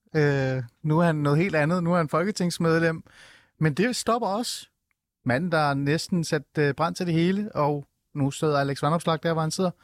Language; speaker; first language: Danish; early bilingual, other home language; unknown